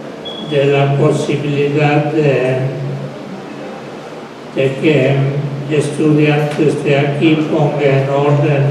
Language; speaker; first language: Spanish; non-native, fluent; English